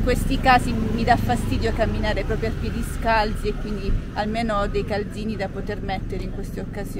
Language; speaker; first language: Italian; native; Italian